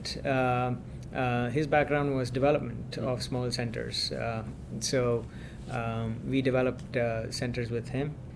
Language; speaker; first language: English; non-native, local second language; Gujarati